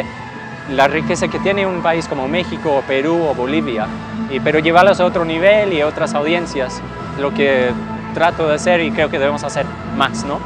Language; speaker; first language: Spanish; non-native, fluent; English